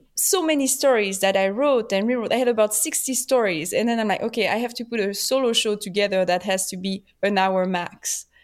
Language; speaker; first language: English; non-native, fluent; French